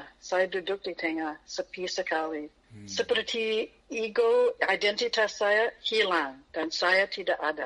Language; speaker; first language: Indonesian; non-native, fluent; English